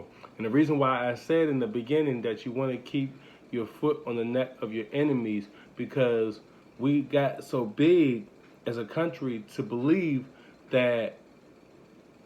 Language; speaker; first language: English; native; English